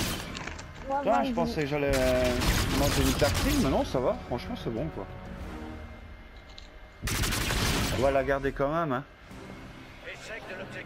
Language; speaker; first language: French; native; French